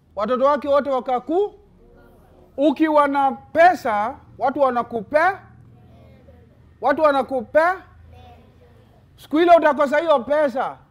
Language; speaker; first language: Swahili; native; Swahili